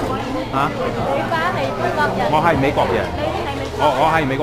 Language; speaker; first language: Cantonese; non-native, learner; English